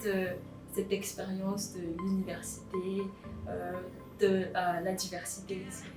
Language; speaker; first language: French; non-native, local second language; Malagasy